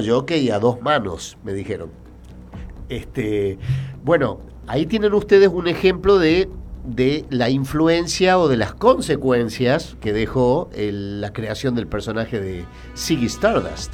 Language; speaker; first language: Spanish; native; Spanish